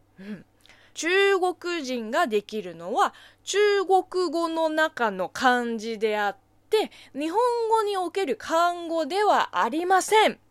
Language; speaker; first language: Japanese; non-native, fluent; Chinese